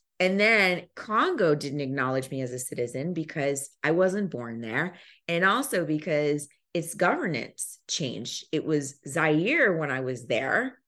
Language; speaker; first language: English; early bilingual, other home language; Lingala